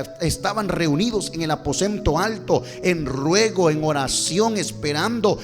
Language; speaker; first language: Spanish; native; Spanish